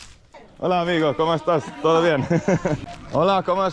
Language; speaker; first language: Spanish; non-native, learner; Finnish